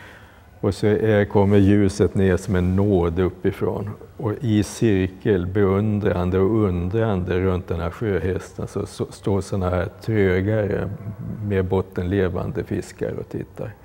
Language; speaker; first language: Swedish; native; Swedish